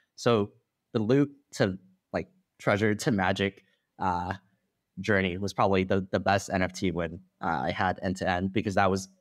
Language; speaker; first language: English; non-native, fluent; Chinese